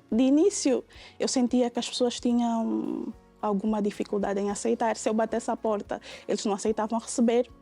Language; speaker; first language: Portuguese; native; Portuguese